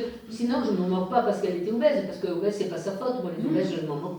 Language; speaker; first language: French; native; French